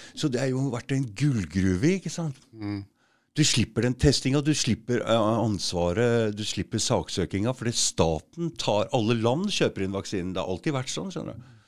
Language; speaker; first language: Norwegian; native; Norwegian